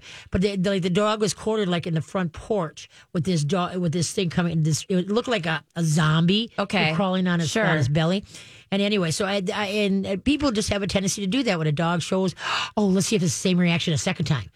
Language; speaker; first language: English; native; English